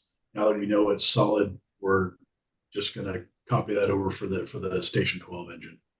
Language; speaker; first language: English; native; English